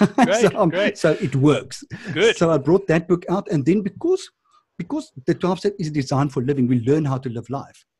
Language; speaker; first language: English; non-native, local second language; Afrikaans